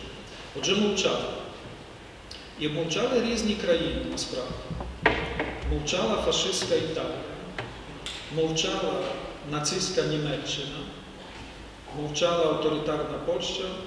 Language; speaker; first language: Ukrainian; native; Ukrainian